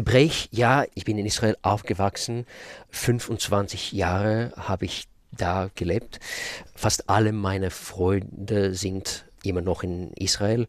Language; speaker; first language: German; non-native, fluent; Russian